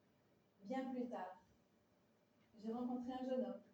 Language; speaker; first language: French; native; French